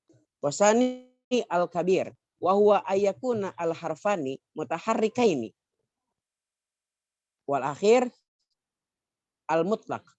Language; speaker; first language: Arabic; non-native, learner; Indonesian